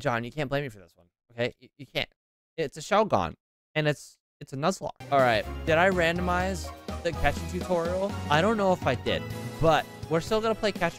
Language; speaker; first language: English; native; English